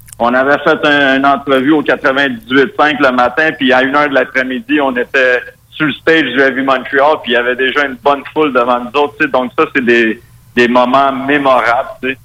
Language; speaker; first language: French; non-native, local second language; Spanish